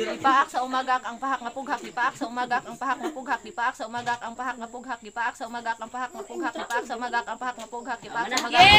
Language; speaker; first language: Cebuano; native; Cebuano